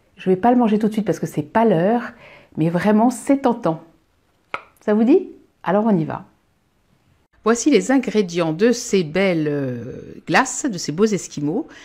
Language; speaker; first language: French; native; French